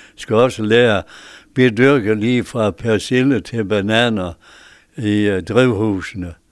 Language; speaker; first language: Danish; native; Danish